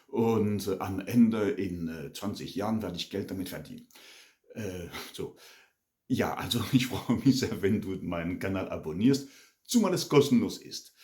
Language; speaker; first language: German; non-native, fluent; French